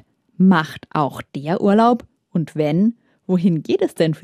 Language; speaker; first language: German; native; German